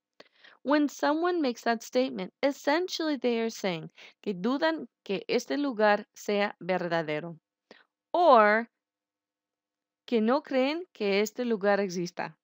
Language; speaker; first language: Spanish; non-native, fluent; English